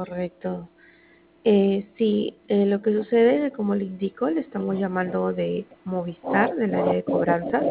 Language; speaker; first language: Spanish; native; Spanish